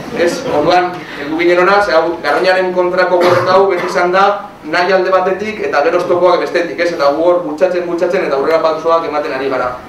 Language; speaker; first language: Basque; non-native, local second language; Spanish